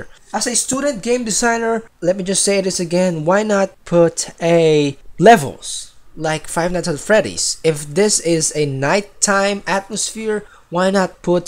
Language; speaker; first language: English; non-native, local second language; Filipino